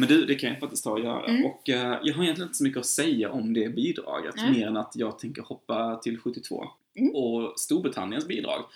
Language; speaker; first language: Swedish; native; Swedish